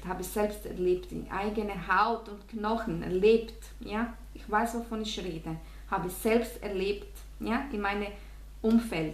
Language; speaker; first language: German; non-native, fluent; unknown